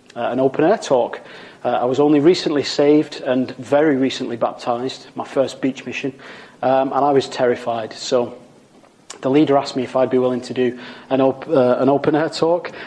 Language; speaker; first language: English; native; English